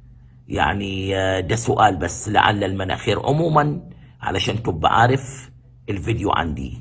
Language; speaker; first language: Arabic; native; Arabic